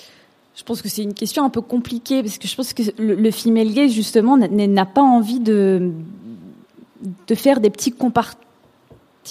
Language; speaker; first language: French; native; French